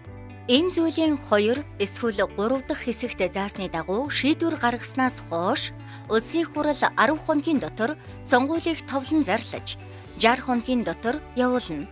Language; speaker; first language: Mongolian; native; Mongolian